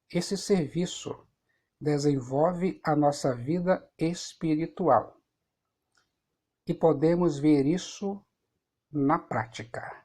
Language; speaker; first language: Portuguese; native; Portuguese